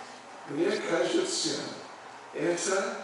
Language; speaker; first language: Russian; non-native, learner; English